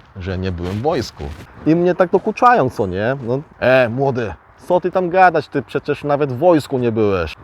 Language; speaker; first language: Polish; early bilingual, other home language; Korean